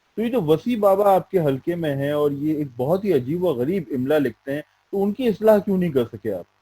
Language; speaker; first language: Urdu; native; Urdu